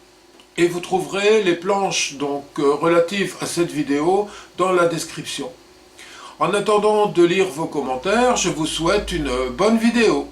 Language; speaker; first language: French; native; French